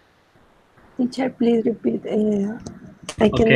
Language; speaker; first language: English; non-native, learner; Spanish